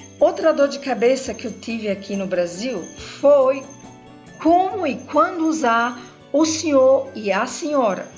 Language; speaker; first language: Portuguese; non-native, fluent; German